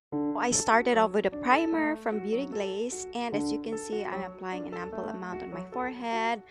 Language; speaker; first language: English; non-native, local second language; Filipino